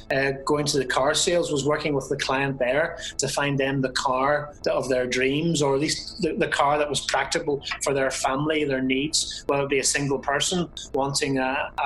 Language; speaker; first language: English; native; English